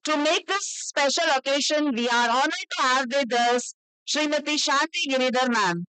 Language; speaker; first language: English; non-native, local second language; Kannada